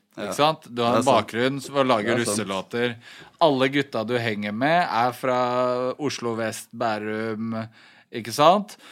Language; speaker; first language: Norwegian; native; Norwegian